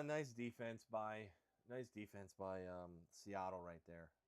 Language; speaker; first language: English; native; English